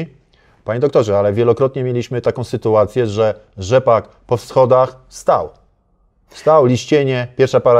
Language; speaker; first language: Polish; native; Polish